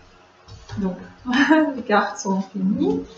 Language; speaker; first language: French; non-native, learner; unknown